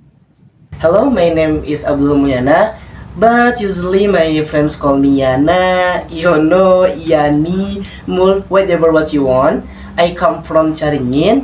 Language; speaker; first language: English; non-native, learner; Indonesian